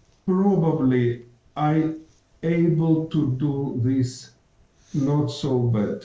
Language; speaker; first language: English; non-native, fluent; Ukrainian